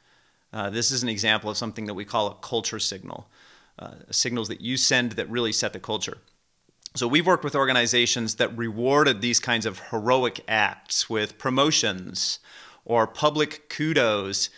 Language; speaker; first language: English; native; English